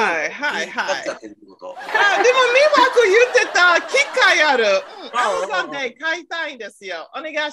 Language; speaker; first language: Japanese; non-native, learner; English